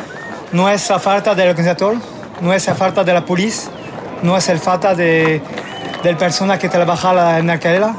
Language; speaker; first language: Spanish; non-native, learner; French